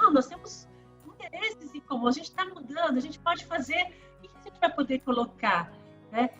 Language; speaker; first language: Portuguese; early bilingual, other home language; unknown